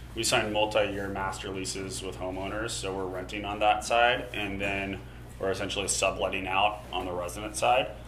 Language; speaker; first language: English; native; English